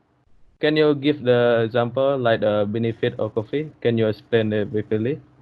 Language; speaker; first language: English; non-native, learner; Malay